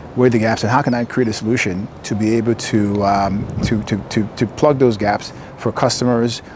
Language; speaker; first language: English; native; English